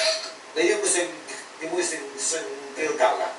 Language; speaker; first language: Cantonese; early bilingual, heritage; Cantonese